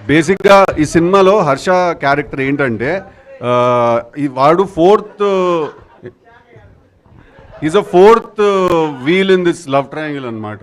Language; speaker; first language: Telugu; native; Telugu